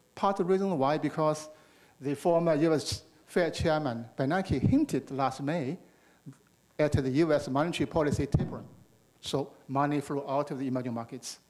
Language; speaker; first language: English; non-native, fluent; Chinese